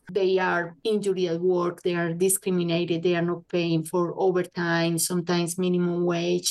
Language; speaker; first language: English; non-native, fluent; Spanish